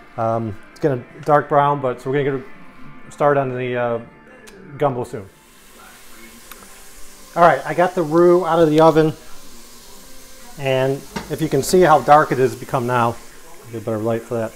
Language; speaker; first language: English; native; English